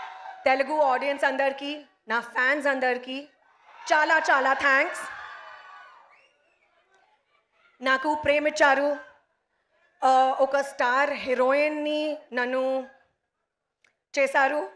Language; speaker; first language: Telugu; non-native, learner; Hindi